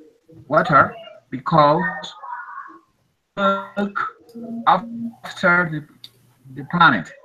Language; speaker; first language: English; non-native, learner; Spanish